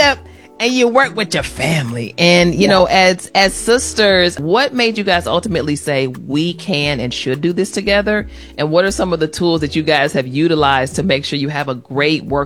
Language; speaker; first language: English; native; English